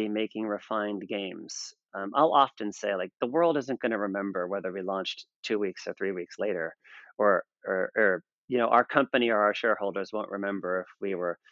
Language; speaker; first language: English; native; English